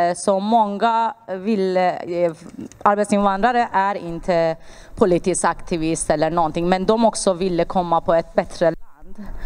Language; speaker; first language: Swedish; non-native, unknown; Persian